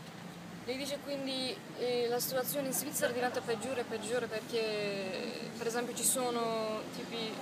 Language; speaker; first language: Italian; non-native, learner; Turkish